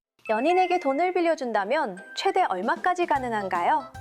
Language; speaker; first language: Korean; native; Korean